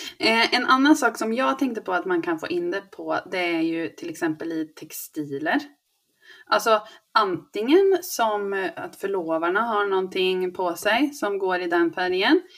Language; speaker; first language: Swedish; native; Swedish